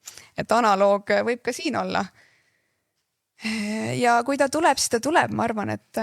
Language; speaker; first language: Estonian; native; Estonian